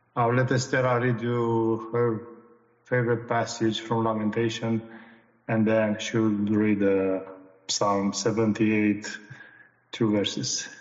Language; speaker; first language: English; non-native, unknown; Romanian